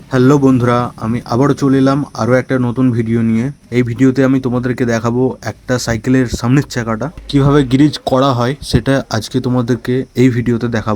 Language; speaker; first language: Bangla; native; Bangla